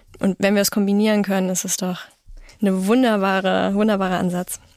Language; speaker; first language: German; native; German